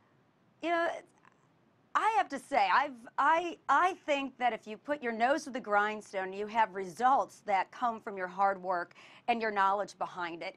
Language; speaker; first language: English; native; English